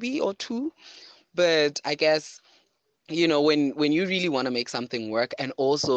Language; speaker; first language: English; non-native, local second language; Southern Sotho